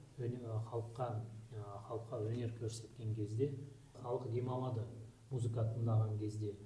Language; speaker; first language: Kazakh; non-native, local second language; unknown